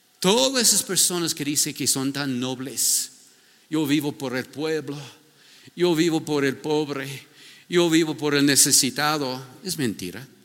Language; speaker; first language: Spanish; non-native, fluent; English